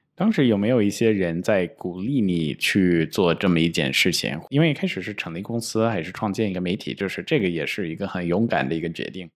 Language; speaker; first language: Chinese; non-native, fluent; English